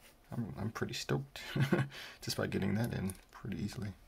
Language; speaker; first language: English; native; English